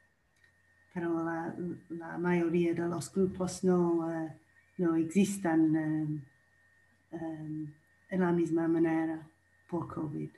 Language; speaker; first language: Spanish; non-native, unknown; English